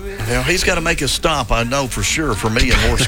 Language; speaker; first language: English; native; English